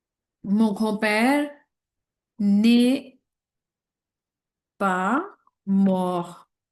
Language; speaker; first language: French; non-native, fluent; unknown